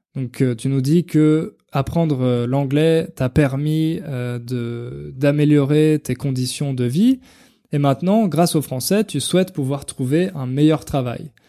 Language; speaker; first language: French; native; French